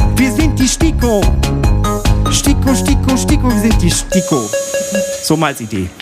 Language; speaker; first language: German; native; German